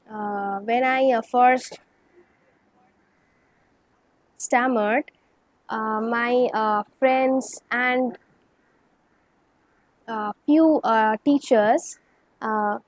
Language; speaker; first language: English; non-native, local second language; Bangla